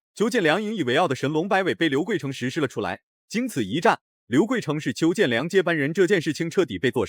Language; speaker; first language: Chinese; native; Chinese